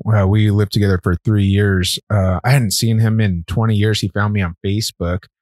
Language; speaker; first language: English; native; English